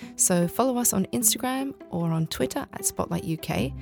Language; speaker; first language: English; native; English